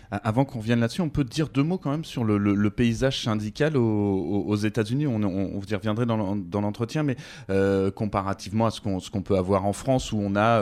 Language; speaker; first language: French; native; French